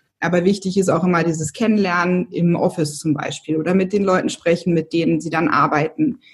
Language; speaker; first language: German; native; German